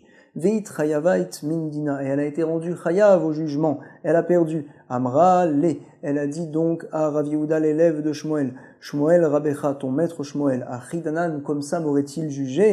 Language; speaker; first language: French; native; French